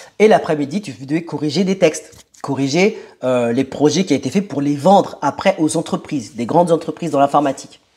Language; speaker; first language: French; early bilingual, other home language; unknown